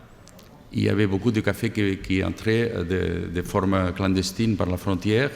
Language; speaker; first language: French; non-native, fluent; Catalan